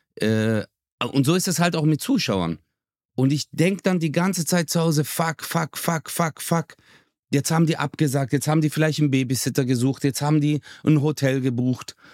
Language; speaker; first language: German; early bilingual, other home language; Turkish